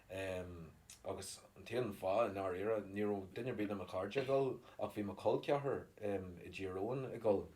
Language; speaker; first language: Irish; non-native, local second language; English